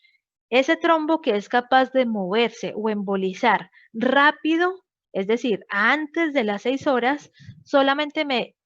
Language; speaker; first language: Spanish; native; Spanish